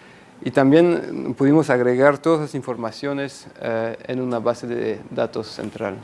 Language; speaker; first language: Spanish; non-native, fluent; French